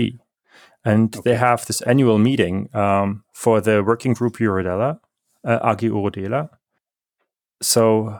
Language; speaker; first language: English; non-native, fluent; German